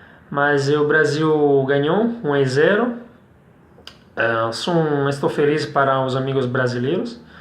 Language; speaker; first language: Portuguese; non-native, fluent; Italian